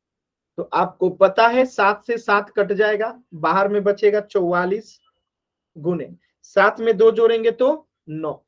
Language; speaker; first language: Hindi; native; Hindi